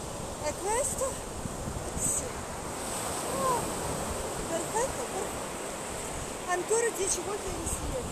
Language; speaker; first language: Italian; non-native, learner; Russian